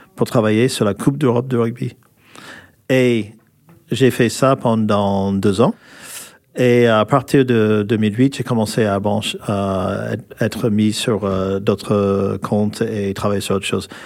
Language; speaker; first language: French; non-native, fluent; English